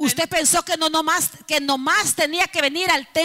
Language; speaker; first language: Spanish; native; Spanish